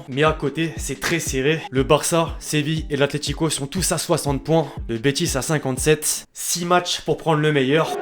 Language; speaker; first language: French; native; French